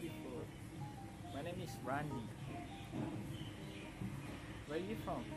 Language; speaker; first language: English; non-native, fluent; Indonesian